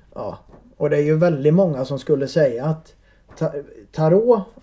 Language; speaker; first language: Swedish; native; Swedish